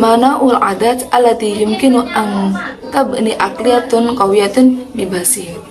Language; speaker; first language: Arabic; non-native, learner; Indonesian